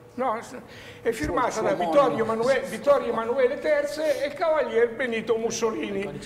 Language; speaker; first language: Italian; native; Italian